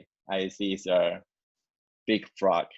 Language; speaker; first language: English; non-native, learner; Chinese